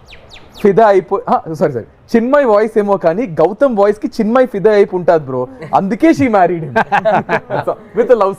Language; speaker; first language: Telugu; native; Telugu